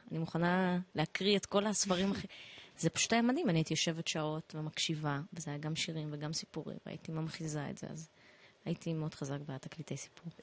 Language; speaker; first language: Hebrew; early bilingual, other home language; Russian